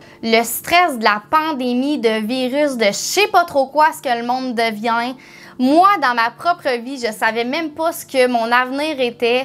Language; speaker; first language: French; native; French